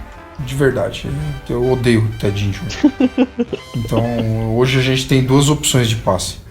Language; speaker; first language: Portuguese; native; Portuguese